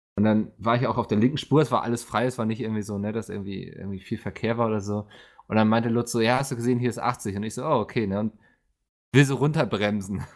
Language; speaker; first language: German; native; German